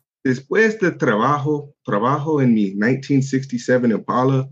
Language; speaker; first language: Spanish; non-native, learner; English